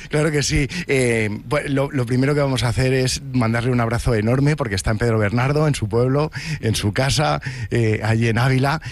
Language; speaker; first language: Spanish; native; Spanish